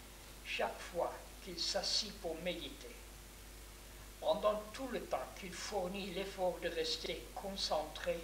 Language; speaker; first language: French; non-native, fluent; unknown